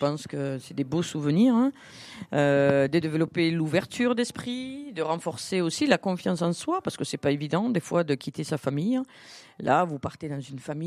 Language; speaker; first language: French; native; French